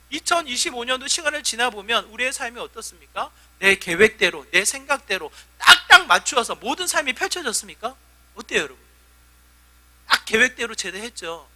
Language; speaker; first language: Korean; native; Korean